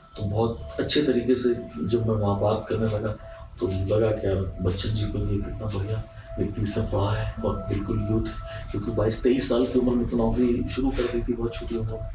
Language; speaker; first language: Hindi; non-native, local second language; Punjabi